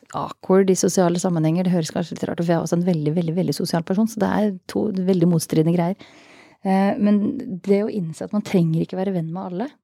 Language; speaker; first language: Norwegian; native; Norwegian